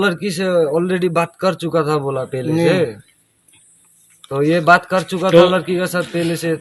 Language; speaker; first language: Hindi; non-native, local second language; Bangla